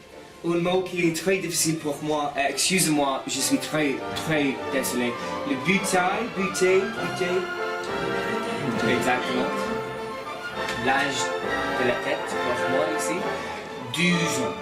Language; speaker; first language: French; non-native, learner; English